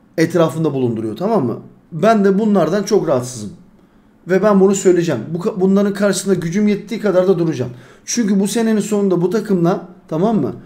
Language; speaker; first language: Turkish; early bilingual, heritage; Turkish